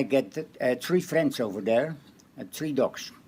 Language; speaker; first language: English; non-native, learner; Dutch